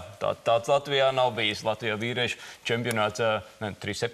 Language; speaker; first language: Latvian; native; Latvian